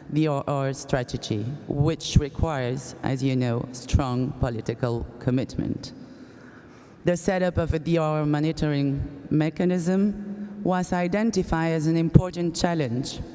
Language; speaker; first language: English; non-native, fluent; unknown